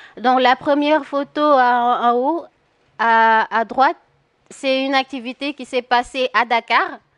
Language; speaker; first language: French; non-native, local second language; Wolof